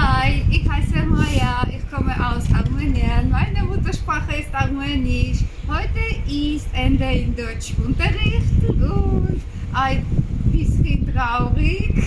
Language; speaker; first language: German; non-native, learner; Armenian